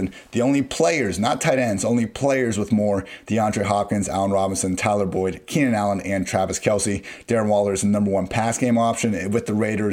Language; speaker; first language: English; native; English